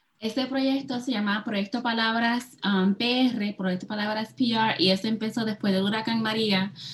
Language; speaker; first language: Spanish; early bilingual, heritage; Spanish